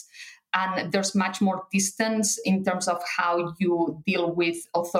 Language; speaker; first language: English; non-native, fluent; Catalan